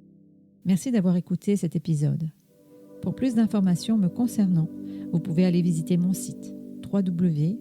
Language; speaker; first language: French; native; French